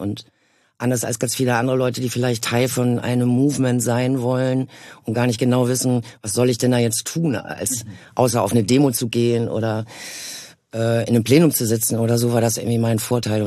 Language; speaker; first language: German; native; German